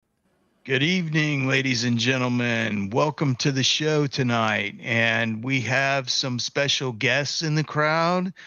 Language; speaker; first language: English; native; English